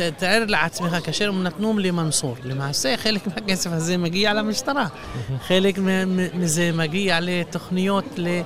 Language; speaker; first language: Hebrew; non-native, local second language; Arabic